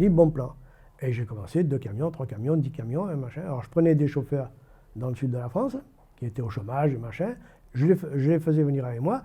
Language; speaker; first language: French; native; French